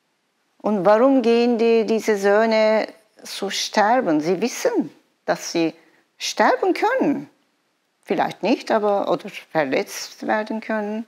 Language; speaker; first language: German; non-native, fluent; Turkish